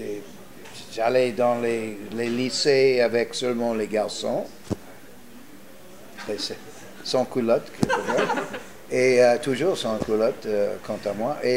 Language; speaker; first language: French; non-native, fluent; English